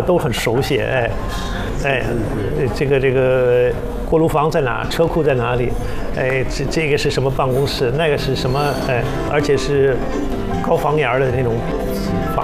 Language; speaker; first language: Chinese; early bilingual, other home language; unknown